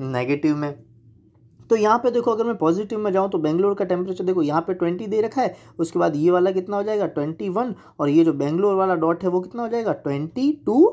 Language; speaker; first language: Hindi; non-native, local second language; Gujarati